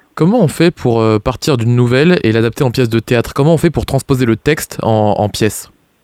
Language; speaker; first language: French; native; French